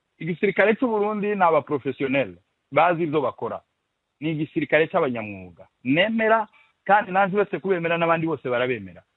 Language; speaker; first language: Kinyarwanda; native; Kinyarwanda